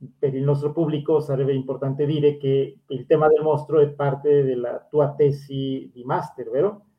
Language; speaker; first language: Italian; non-native, fluent; Spanish